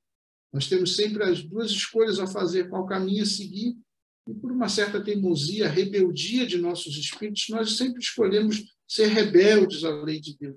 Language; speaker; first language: Portuguese; native; Portuguese